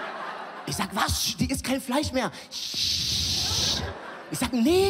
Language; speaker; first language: German; early bilingual, other home language; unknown